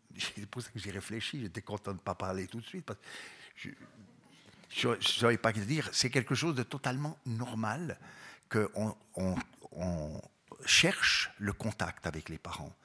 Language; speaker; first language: French; native; French